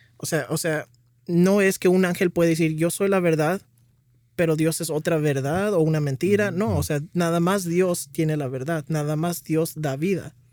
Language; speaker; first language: Spanish; early bilingual, heritage; Spanish